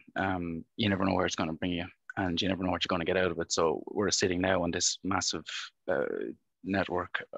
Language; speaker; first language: English; native; English